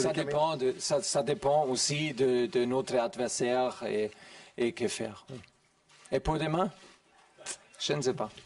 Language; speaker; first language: French; non-native, learner; German